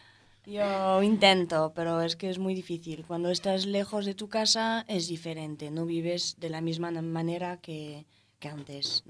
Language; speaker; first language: Spanish; non-native, fluent; French